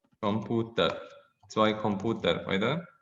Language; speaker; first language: German; non-native, fluent; Indonesian